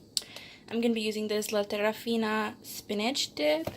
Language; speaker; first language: English; native; English